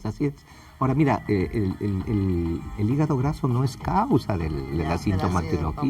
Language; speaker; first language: Spanish; native; Spanish